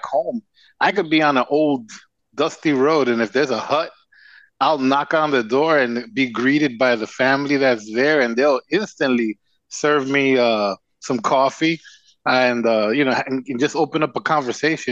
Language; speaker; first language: English; non-native, fluent; Spanish